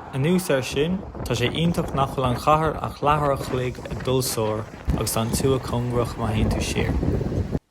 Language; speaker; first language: Irish; non-native, local second language; English